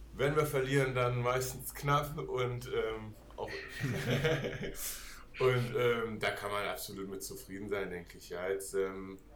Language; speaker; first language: German; non-native, fluent; Danish